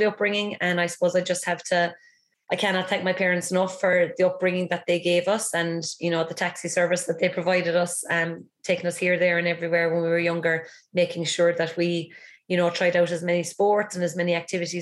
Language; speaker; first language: English; native; English